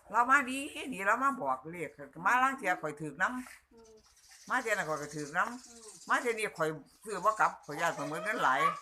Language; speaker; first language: Thai; native; Thai